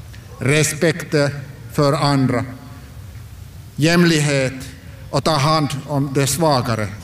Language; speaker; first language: Swedish; non-native, local second language; Finnish